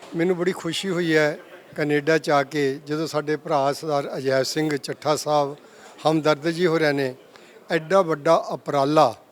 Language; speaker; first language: Punjabi; native; Punjabi